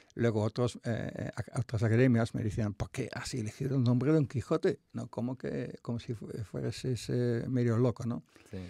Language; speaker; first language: Spanish; non-native, fluent; Dutch